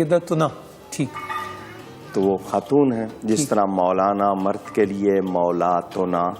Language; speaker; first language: Urdu; native; Urdu